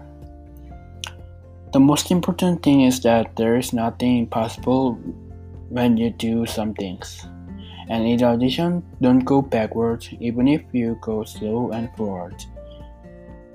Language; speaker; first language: English; non-native, learner; Korean